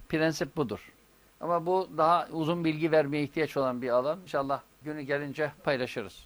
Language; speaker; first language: Turkish; native; Turkish